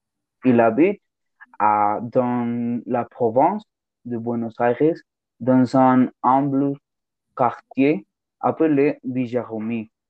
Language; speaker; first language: French; non-native, learner; Spanish